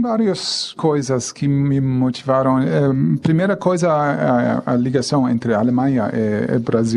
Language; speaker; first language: Portuguese; non-native, fluent; German